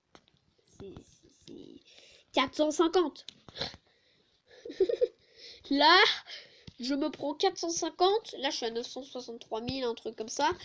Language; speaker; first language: French; native; French